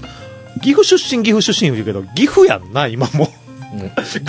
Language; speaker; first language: Japanese; native; Japanese